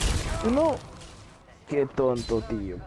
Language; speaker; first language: Spanish; non-native, learner; French